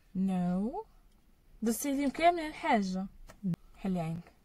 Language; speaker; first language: Arabic; native; Arabic